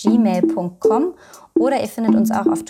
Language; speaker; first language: German; native; German